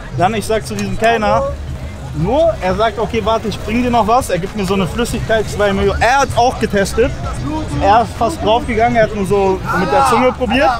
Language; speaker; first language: German; native; German